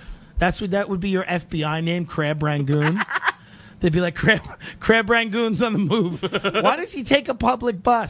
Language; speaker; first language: English; native; English